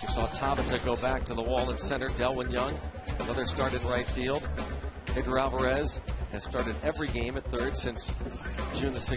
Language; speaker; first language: English; native; English